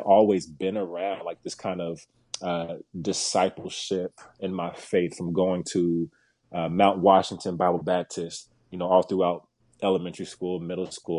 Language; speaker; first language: English; native; English